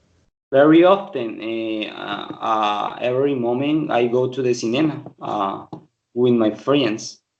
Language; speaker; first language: English; non-native, learner; Spanish